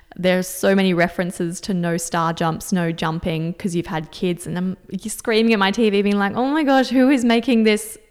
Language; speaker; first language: English; native; English